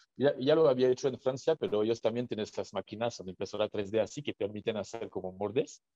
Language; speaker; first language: Spanish; non-native, fluent; French